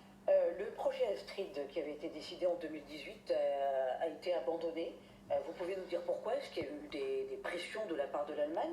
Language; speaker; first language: French; native; French